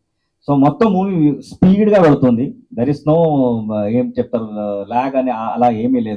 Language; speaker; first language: Telugu; non-native, learner; Kannada